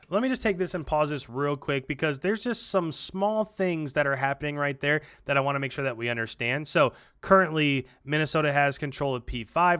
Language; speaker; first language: English; native; English